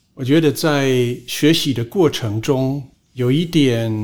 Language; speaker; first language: Chinese; non-native, fluent; German